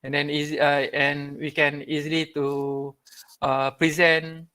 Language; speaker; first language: English; non-native, local second language; Malay